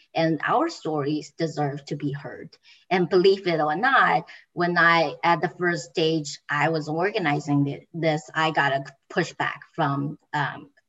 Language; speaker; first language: English; non-native, fluent; Chinese